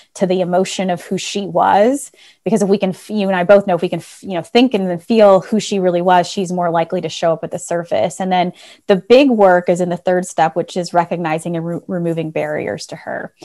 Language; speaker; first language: English; native; English